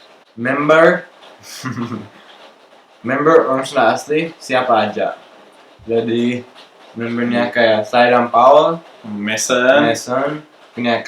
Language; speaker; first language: Indonesian; non-native, local second language; English